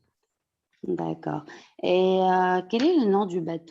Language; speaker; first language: French; non-native, fluent; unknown